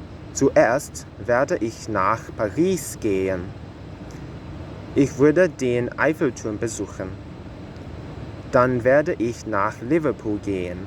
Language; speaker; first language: German; non-native, learner; Cantonese